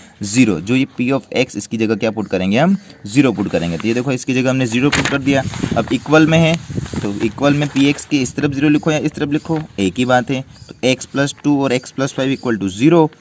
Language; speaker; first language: Hindi; native; Hindi